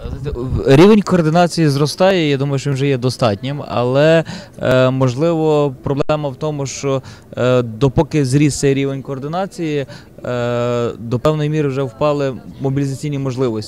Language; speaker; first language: Ukrainian; native; Ukrainian